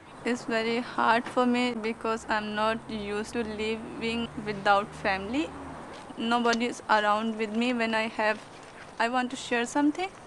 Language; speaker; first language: English; non-native, learner; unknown